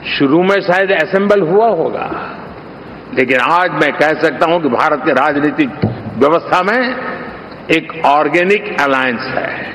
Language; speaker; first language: Hindi; non-native, local second language; Gujarati